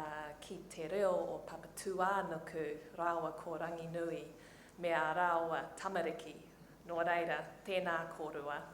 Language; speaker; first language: Māori; non-native, local second language; English